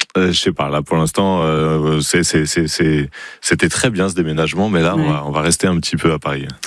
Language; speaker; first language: French; native; French